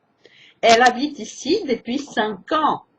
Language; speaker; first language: French; non-native, fluent; Portuguese